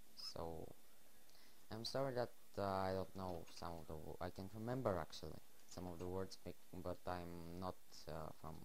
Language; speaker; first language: English; non-native, learner; Bulgarian